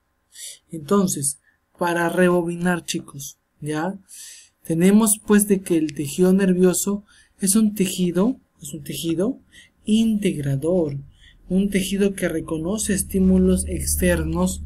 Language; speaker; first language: Spanish; native; Spanish